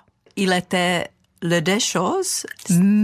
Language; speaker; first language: French; non-native, learner; Czech